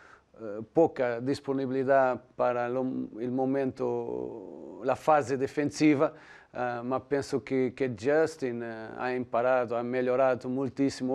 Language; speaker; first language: Italian; non-native, learner; Portuguese